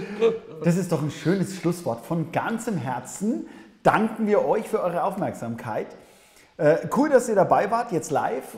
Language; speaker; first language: German; native; German